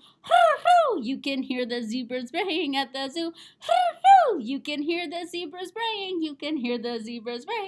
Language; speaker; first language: English; native; English